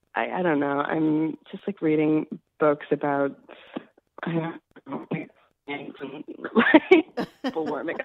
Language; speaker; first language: English; native; English